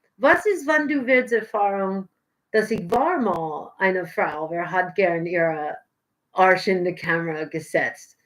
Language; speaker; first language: German; non-native, learner; English